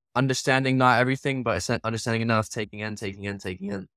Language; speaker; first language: English; early bilingual, other home language; Dutch